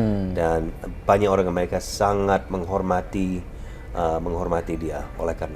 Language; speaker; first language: Indonesian; non-native, fluent; English